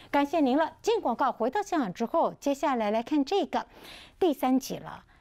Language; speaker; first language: Chinese; native; Chinese